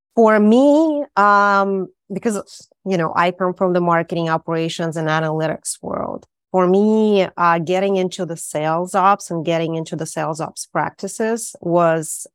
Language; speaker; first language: English; non-native, fluent; Russian